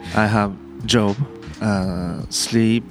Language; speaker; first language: English; non-native, learner; Japanese